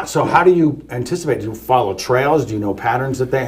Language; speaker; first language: English; native; English